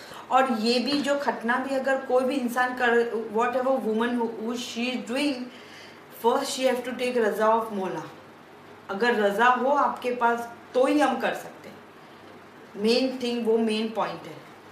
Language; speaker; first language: Hindi; non-native, local second language; Gujarati